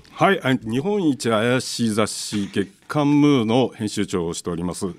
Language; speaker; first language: Japanese; native; Japanese